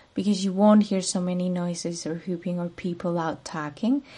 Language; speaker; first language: English; non-native, fluent; Spanish